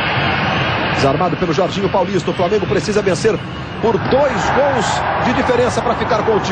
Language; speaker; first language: Portuguese; native; Portuguese